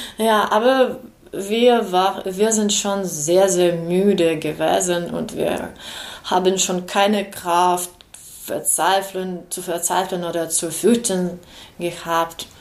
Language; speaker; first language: German; non-native, learner; Ukrainian